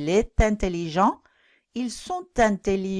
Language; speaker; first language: French; non-native, fluent; English